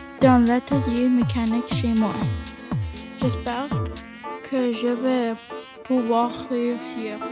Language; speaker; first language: French; non-native, local second language; English